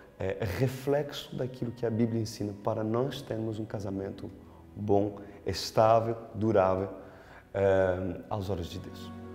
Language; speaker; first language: Portuguese; non-native, fluent; French